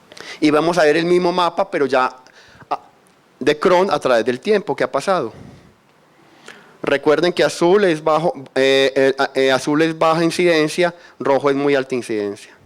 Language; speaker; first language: Spanish; native; Spanish